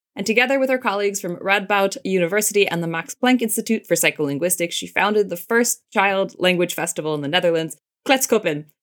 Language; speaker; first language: English; native; English